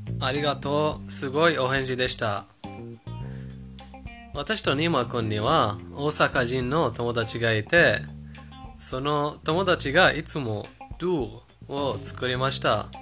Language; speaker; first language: Japanese; non-native, learner; Persian